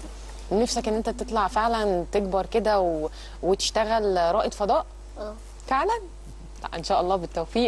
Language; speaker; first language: Arabic; native; Arabic